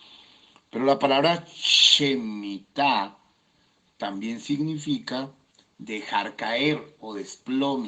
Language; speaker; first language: Spanish; native; Spanish